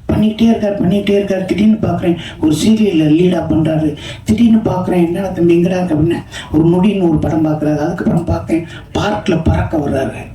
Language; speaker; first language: Tamil; native; Tamil